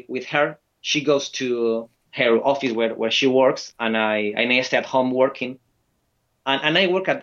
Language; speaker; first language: English; non-native, fluent; Spanish